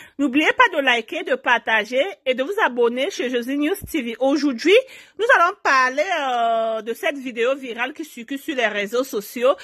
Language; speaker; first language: French; non-native, local second language; Haitian Creole